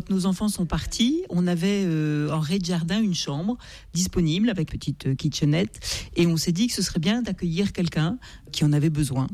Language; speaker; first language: French; native; French